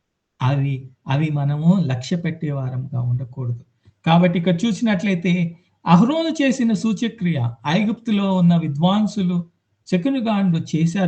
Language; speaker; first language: Telugu; native; Telugu